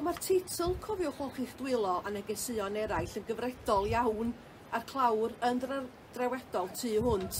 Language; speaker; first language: Welsh; native; Welsh